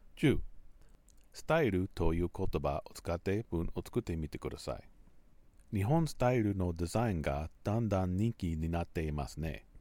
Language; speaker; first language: Japanese; non-native, learner; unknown